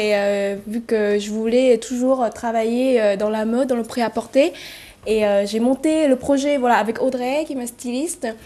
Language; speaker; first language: French; early bilingual, other home language; Vietnamese